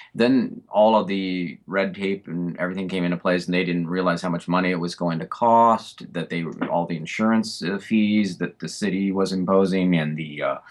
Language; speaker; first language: English; native; English